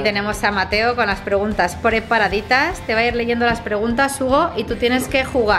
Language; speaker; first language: Spanish; native; Spanish